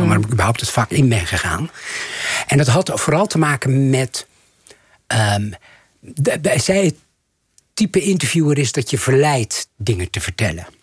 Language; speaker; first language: Dutch; native; Dutch